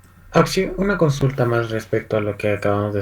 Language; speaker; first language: Spanish; native; Spanish